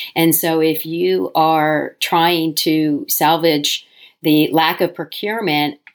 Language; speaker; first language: English; native; English